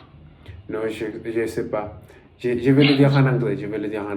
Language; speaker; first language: French; non-native, learner; Spanish